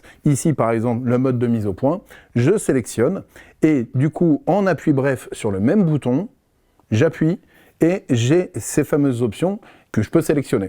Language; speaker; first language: French; native; French